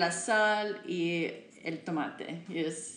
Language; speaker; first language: Spanish; non-native, learner; English